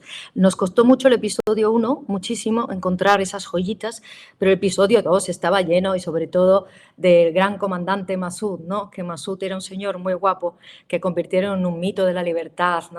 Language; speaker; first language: Spanish; native; Spanish